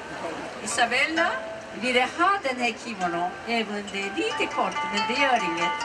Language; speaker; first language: Swedish; non-native, learner; Japanese